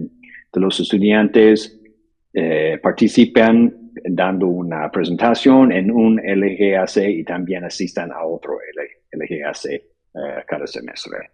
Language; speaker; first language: Spanish; non-native, fluent; English